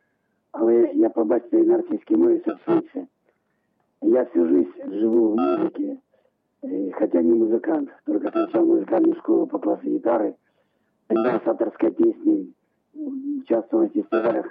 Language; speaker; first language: Ukrainian; non-native, local second language; Russian